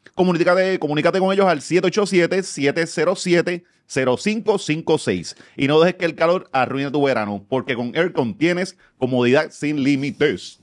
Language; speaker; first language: Spanish; native; Spanish